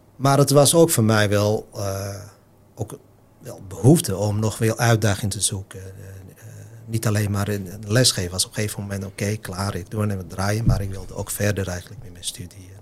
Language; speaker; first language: Dutch; non-native, fluent; Arabic